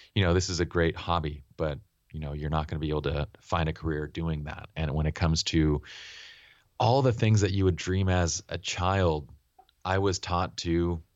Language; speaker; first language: English; native; English